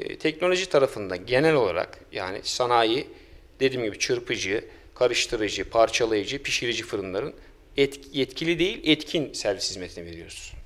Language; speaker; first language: Turkish; early bilingual, heritage; Turkish